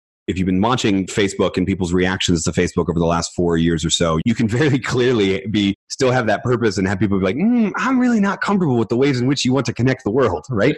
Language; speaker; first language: English; native; English